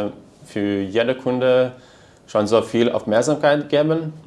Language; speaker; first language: German; non-native, learner; Lithuanian